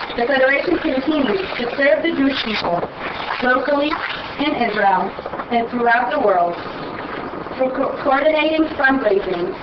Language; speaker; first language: English; non-native, fluent; Hebrew